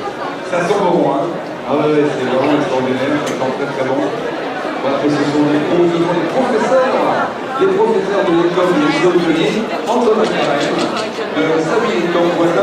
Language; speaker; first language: French; native; French